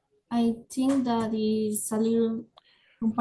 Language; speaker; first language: English; non-native, learner; Spanish